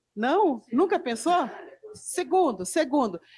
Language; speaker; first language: Portuguese; native; Portuguese